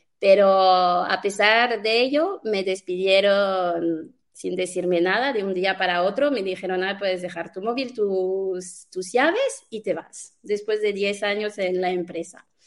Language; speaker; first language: Spanish; non-native, fluent; French